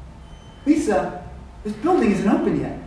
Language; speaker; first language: English; native; English